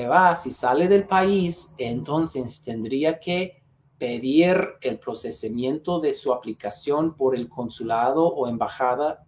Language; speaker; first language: Spanish; non-native, fluent; English